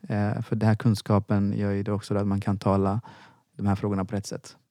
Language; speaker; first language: Swedish; non-native, fluent; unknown